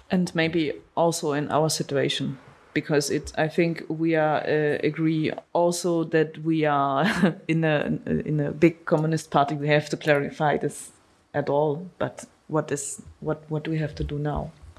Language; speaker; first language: English; non-native, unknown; German